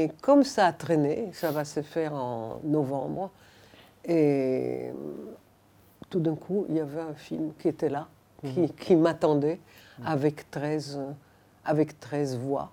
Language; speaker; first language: French; non-native, fluent; Hebrew